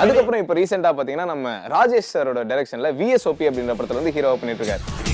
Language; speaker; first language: Tamil; native; Tamil